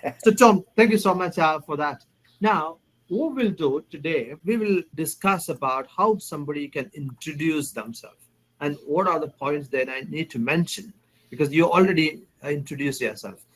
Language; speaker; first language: English; non-native, local second language; Malayalam